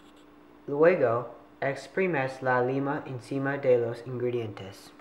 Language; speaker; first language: Spanish; non-native, learner; English